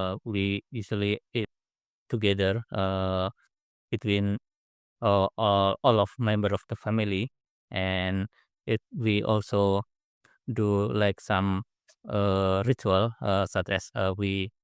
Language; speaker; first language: English; non-native, learner; Indonesian